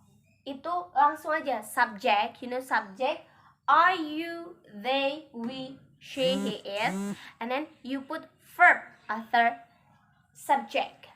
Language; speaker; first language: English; non-native, learner; Indonesian